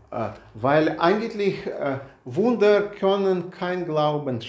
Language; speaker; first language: German; non-native, learner; Russian